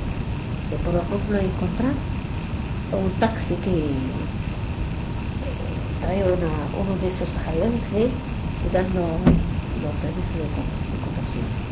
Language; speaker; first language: Spanish; non-native, fluent; Arabic